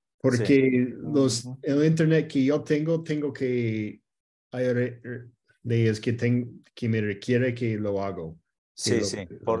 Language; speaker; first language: Spanish; early bilingual, heritage; Spanish